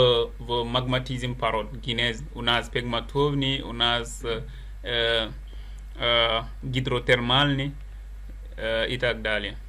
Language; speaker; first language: Russian; non-native, learner; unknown